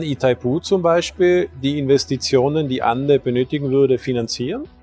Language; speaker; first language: German; native; German